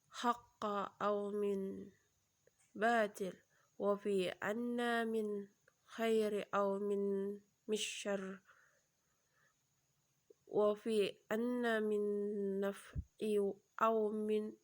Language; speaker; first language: Arabic; non-native, learner; Indonesian